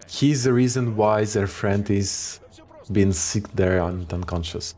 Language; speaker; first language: English; non-native, fluent; Ukrainian